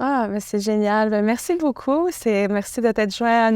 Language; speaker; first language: French; native; French